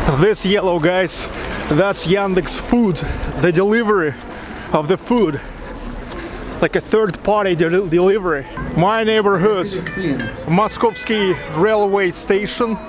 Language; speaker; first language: English; non-native, learner; Russian